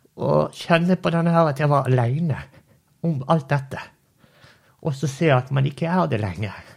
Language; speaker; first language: Norwegian; early bilingual, other home language; Portuguese